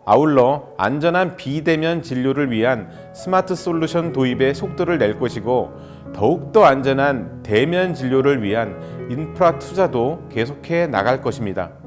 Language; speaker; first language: Korean; native; Korean